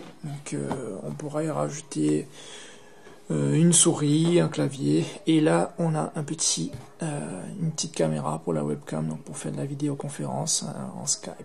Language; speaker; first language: French; native; French